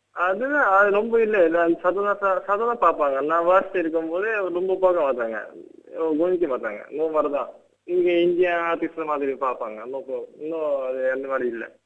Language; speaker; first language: Tamil; non-native, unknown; Japanese